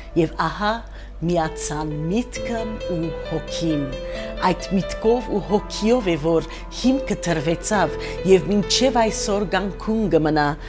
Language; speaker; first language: Armenian; native; Armenian